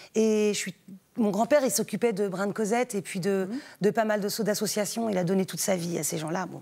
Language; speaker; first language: French; native; French